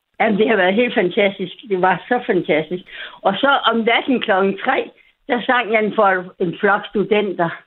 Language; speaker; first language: Danish; native; Danish